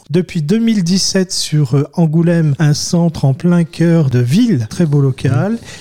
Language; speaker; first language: French; native; French